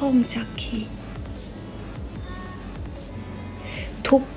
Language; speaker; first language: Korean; non-native, learner; Thai